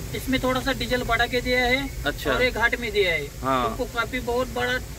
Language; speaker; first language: Hindi; non-native, local second language; Marathi